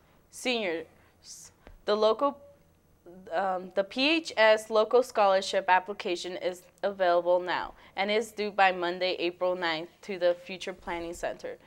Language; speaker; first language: English; early bilingual, other home language; Spanish